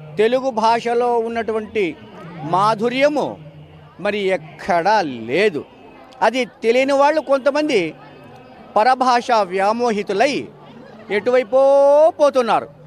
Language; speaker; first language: Telugu; native; Telugu